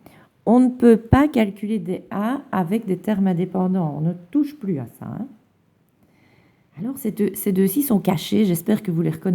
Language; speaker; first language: French; native; French